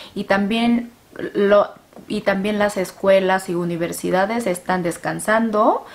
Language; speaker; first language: Spanish; non-native, fluent; Korean